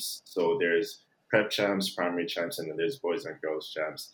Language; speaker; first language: English; non-native, local second language; Jamaican Creole English